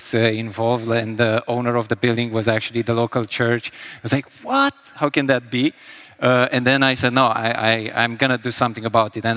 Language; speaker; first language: English; non-native, fluent; Romanian